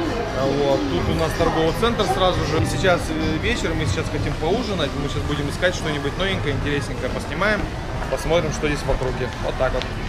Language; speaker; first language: Russian; native; Russian